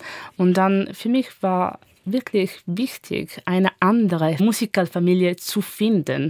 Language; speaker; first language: German; non-native, learner; Italian